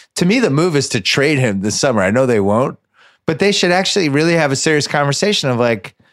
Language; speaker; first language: English; native; English